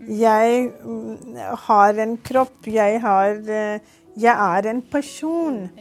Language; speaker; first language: Norwegian; non-native, fluent; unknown